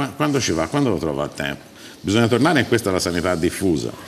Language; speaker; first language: Italian; native; Italian